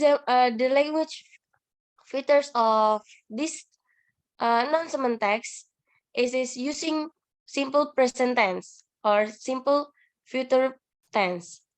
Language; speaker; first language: English; non-native, learner; Indonesian